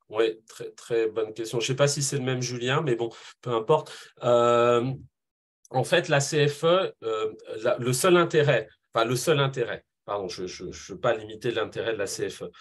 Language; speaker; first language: French; native; French